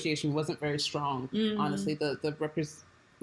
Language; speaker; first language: English; native; English